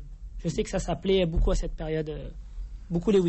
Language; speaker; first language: French; native; French